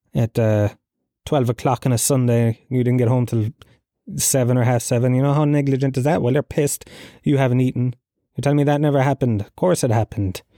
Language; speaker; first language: English; native; English